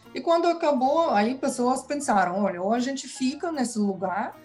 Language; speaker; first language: Portuguese; non-native, fluent; Kazakh